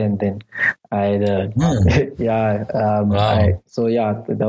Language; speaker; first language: English; non-native, local second language; Zulu